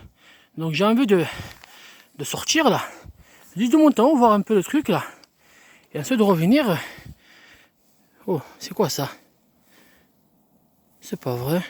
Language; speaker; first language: French; native; French